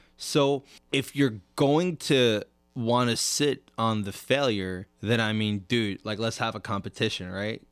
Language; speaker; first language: English; native; English